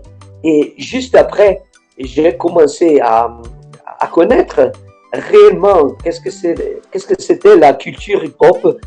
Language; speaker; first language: French; non-native, fluent; Italian